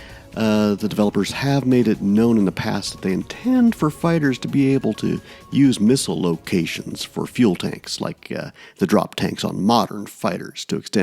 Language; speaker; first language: English; native; English